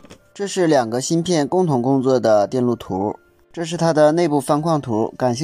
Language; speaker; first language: Chinese; native; Chinese